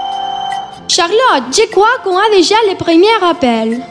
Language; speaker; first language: French; non-native, learner; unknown